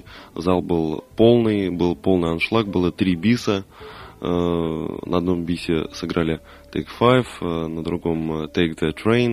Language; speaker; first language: Russian; native; Russian